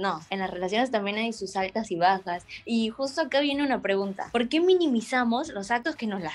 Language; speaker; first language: Spanish; native; Spanish